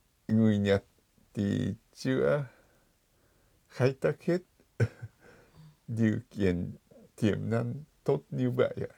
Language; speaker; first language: Vietnamese; non-native, fluent; Japanese